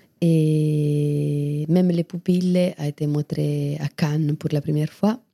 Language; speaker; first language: French; non-native, fluent; Italian